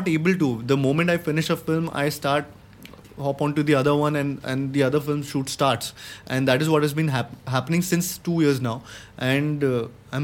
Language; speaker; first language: English; non-native, local second language; Hindi